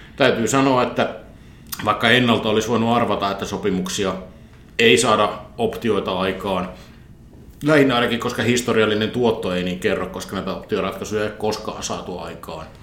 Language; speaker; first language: Finnish; native; Finnish